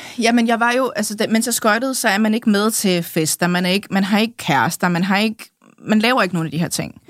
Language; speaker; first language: Danish; early bilingual, other home language; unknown